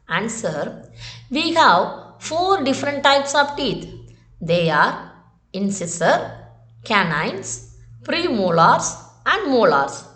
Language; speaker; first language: English; non-native, local second language; Tamil